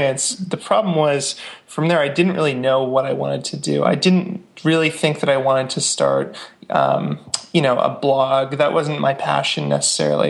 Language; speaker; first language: English; native; English